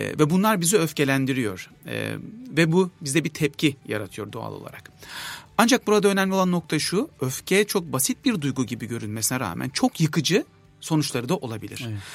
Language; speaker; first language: Turkish; native; Turkish